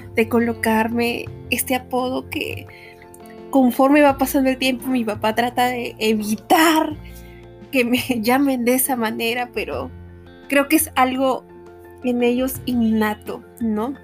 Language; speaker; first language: Spanish; native; Spanish